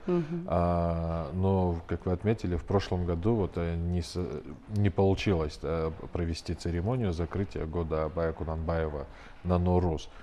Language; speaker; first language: Russian; non-native, local second language; Kyrgyz